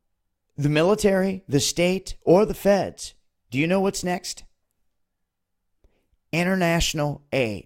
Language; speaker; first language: English; native; English